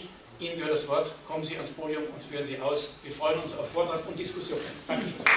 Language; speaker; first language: German; native; German